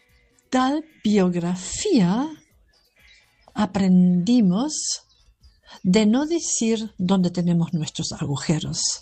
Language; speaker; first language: Spanish; non-native, fluent; German